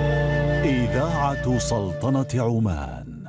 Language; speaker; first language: Arabic; native; Arabic